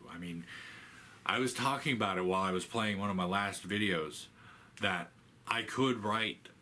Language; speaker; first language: English; native; English